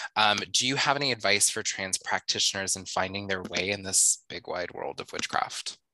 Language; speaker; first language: English; native; English